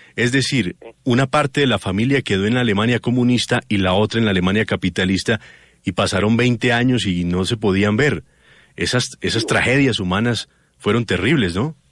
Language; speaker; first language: Spanish; native; Spanish